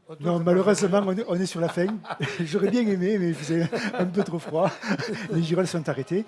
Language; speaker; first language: French; native; French